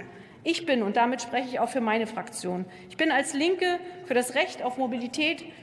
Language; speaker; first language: German; native; German